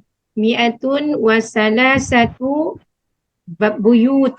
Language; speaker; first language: Arabic; non-native, learner; Indonesian